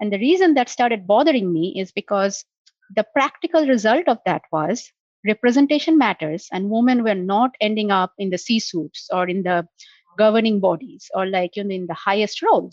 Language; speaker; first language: English; non-native, local second language; Bangla